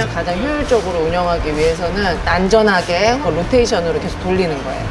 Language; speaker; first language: Korean; native; Korean